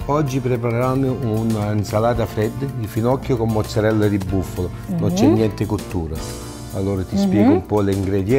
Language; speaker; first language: Italian; early bilingual, heritage; Italian